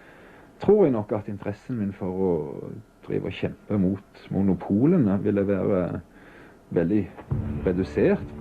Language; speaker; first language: Norwegian; native; Norwegian